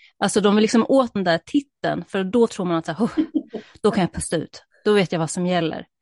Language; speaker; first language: Swedish; native; Swedish